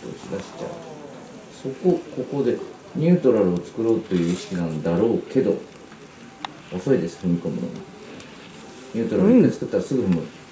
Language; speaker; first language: Japanese; native; Japanese